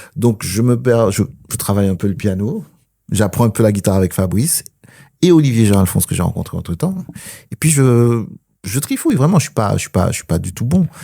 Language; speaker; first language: French; early bilingual, other home language; Spanish